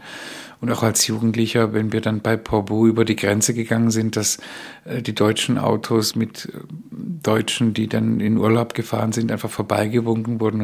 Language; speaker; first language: German; early bilingual, other home language; Spanish